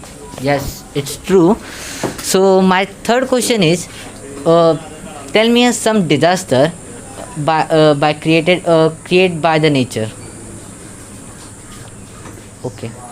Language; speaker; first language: English; non-native, learner; Marathi